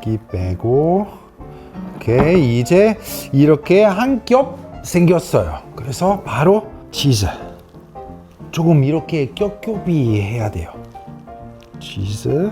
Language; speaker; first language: Korean; non-native, fluent; Italian